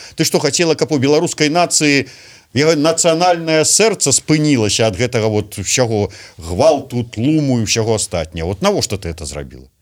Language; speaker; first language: Belarusian; non-native, local second language; Russian